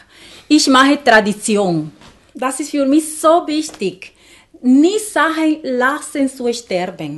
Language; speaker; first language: German; non-native, learner; Spanish